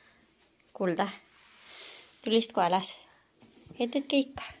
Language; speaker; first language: Finnish; native; Finnish